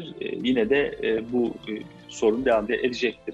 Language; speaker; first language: Turkish; native; Turkish